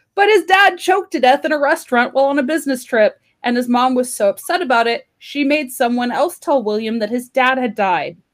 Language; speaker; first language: English; native; English